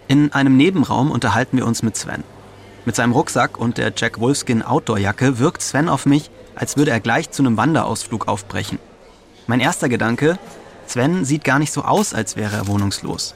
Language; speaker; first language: German; native; German